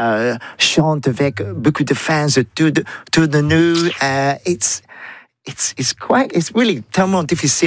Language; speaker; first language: French; non-native, learner; English